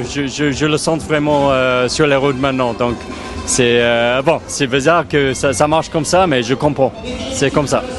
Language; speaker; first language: French; non-native, fluent; English